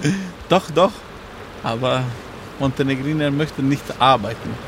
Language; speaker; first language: German; non-native, learner; Albanian